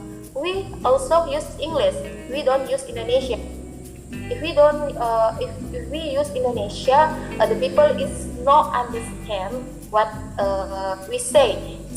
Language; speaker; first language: English; non-native, learner; Indonesian